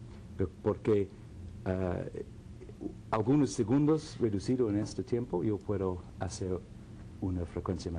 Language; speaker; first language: Spanish; non-native, fluent; English